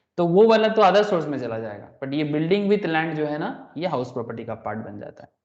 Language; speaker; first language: Hindi; non-native, local second language; Bangla